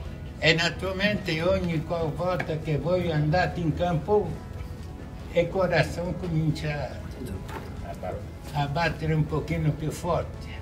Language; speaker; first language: Italian; non-native, fluent; Spanish